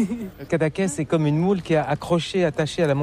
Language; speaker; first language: French; native; French